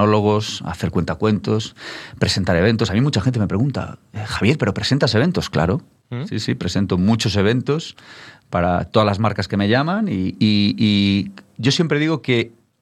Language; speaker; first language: Spanish; native; Spanish